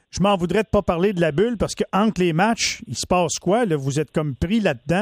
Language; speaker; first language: French; native; French